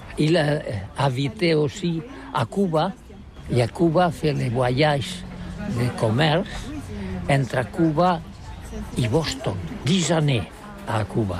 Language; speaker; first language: French; non-native, learner; Catalan